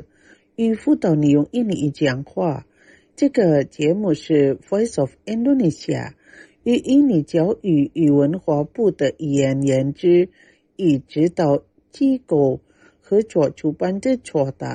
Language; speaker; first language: Chinese; non-native, fluent; Indonesian